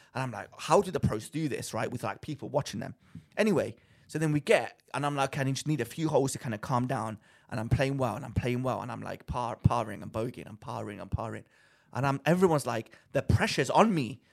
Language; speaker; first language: English; non-native, fluent; Greek